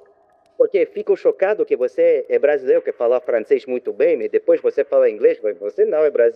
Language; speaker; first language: Portuguese; non-native, learner; French